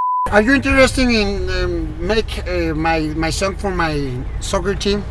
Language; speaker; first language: English; non-native, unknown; Spanish